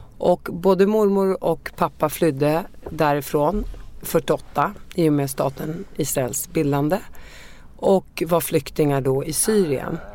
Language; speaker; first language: Swedish; early bilingual, other home language; Arabic